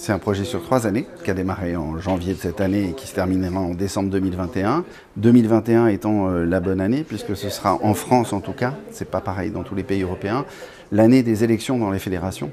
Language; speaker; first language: French; native; French